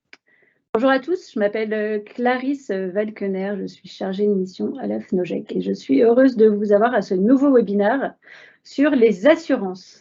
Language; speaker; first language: French; native; French